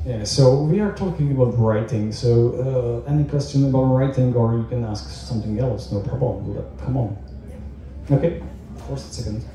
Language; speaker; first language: English; non-native, fluent; Czech